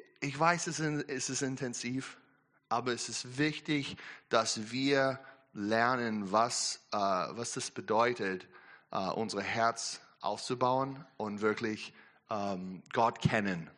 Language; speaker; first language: German; non-native, learner; English